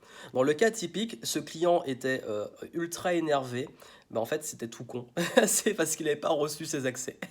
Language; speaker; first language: French; native; French